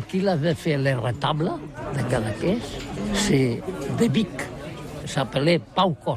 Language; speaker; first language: French; non-native, learner; Catalan